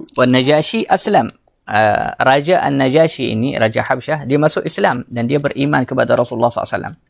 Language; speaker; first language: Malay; non-native, fluent; Arabic